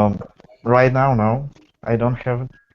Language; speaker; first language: English; non-native, fluent; Russian